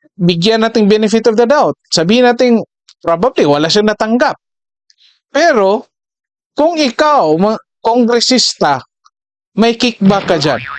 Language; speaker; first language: Filipino; native; Filipino